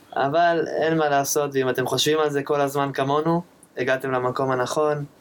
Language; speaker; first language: Hebrew; native; Hebrew